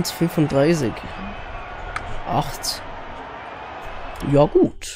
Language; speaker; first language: German; native; German